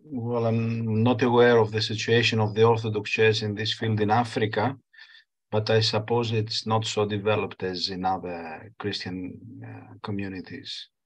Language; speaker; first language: English; non-native, fluent; Greek